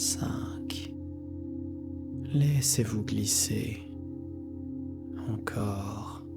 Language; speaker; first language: French; native; French